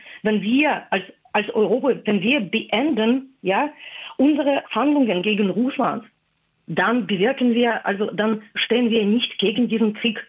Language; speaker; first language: German; non-native, fluent; Russian